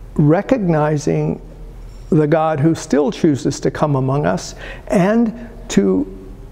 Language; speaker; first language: English; early bilingual, other home language; Italian